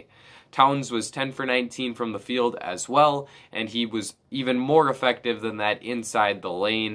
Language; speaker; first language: English; native; English